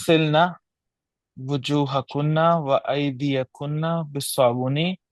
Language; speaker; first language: Arabic; non-native, learner; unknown